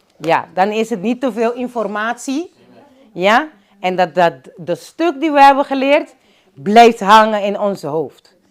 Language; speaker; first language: Dutch; non-native, local second language; Papiamento